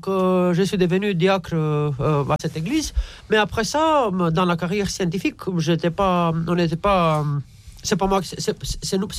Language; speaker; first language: French; non-native, fluent; Romanian